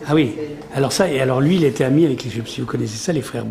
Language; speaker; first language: French; native; French